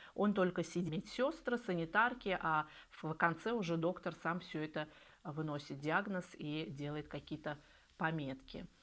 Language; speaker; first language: Russian; native; Russian